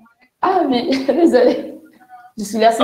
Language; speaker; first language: French; non-native, fluent; Spanish